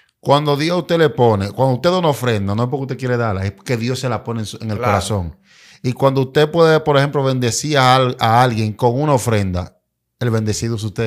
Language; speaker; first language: Spanish; native; Spanish